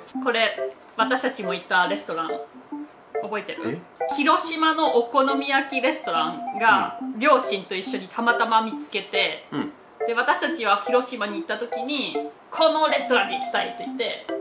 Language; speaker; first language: Japanese; non-native, fluent; German